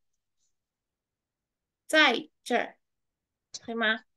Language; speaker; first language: Chinese; non-native, learner; Indonesian